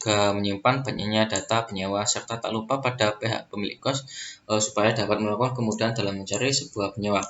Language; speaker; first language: Indonesian; native; Indonesian